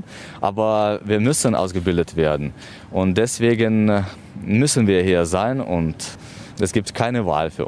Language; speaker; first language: German; non-native, fluent; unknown